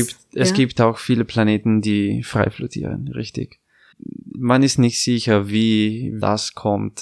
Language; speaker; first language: German; non-native, fluent; Italian